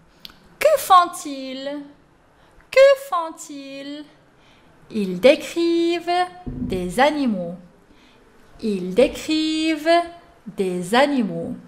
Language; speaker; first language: French; non-native, local second language; Arabic